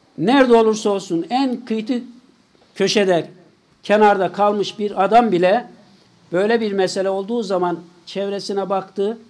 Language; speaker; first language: Turkish; native; Turkish